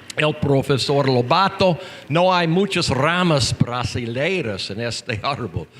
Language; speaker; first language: Spanish; non-native, learner; English